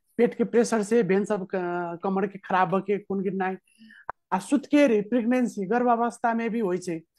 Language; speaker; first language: Maithili; native; Maithili